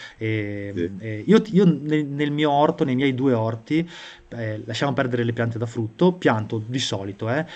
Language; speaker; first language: Italian; native; Italian